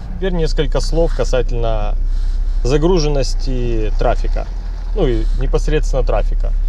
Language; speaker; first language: Russian; native; Russian